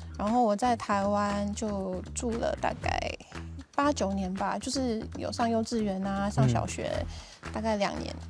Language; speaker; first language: Chinese; early bilingual, other home language; Russian